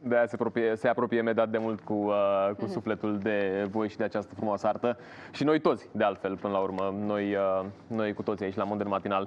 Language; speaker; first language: Romanian; native; Romanian